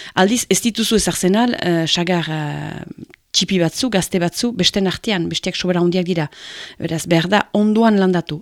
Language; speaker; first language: Basque; native; Basque